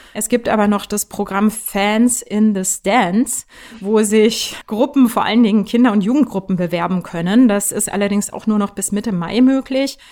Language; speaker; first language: German; native; German